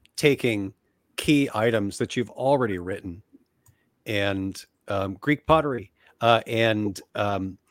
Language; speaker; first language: English; native; English